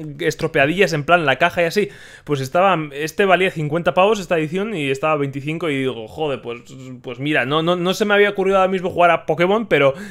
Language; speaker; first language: Spanish; native; Spanish